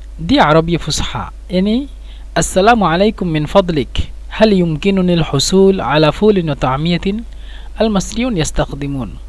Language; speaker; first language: Arabic; non-native, fluent; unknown